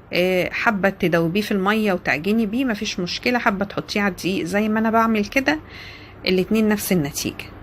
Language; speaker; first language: Arabic; native; Arabic